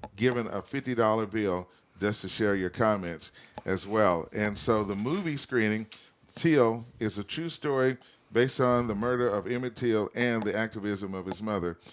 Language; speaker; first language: English; native; English